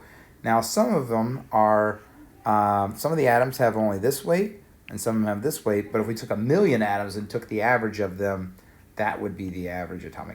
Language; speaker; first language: English; native; English